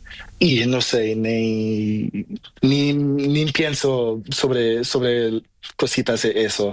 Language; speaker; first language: Spanish; non-native, learner; Portuguese